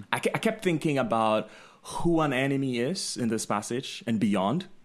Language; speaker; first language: English; non-native, local second language; Akan